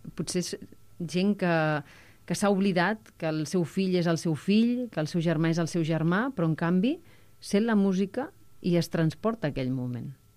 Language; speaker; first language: Catalan; native; Catalan